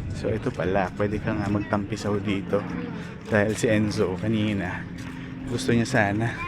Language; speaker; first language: Filipino; native; Filipino